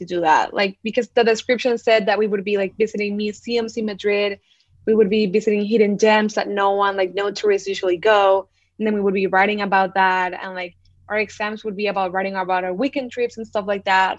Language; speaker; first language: English; non-native, fluent; Spanish